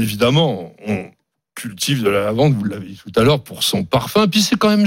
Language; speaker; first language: French; native; French